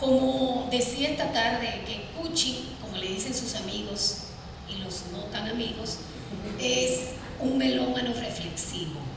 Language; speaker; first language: Spanish; native; Spanish